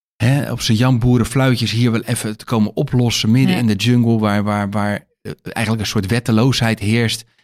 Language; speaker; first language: Dutch; native; Dutch